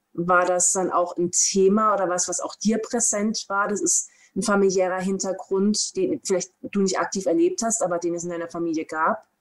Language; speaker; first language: German; native; German